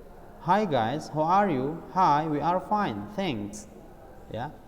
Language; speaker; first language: English; non-native, learner; Indonesian